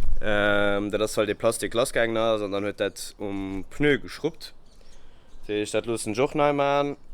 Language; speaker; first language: Luxembourgish; early bilingual, other home language; Portuguese